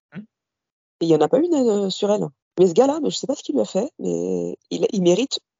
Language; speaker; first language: French; early bilingual, other home language; Kabyle